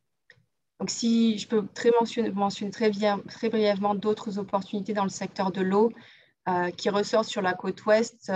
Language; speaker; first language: French; native; French